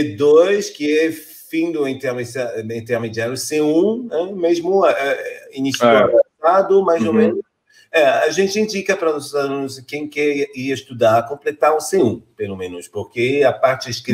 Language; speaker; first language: Portuguese; non-native, fluent; French